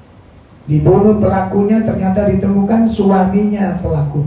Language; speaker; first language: Indonesian; non-native, local second language; Javanese